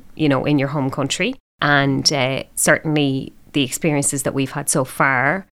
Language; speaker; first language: English; native; English